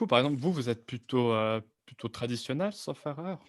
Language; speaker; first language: French; native; French